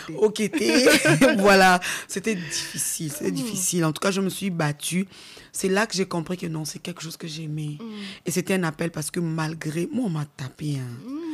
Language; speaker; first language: French; non-native, local second language; Lingala